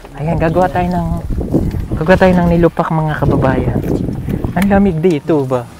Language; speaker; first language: Filipino; native; Filipino